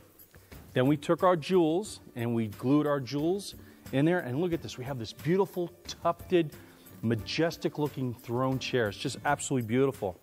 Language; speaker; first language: English; native; English